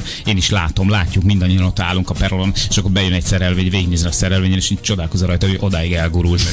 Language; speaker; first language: Hungarian; native; Hungarian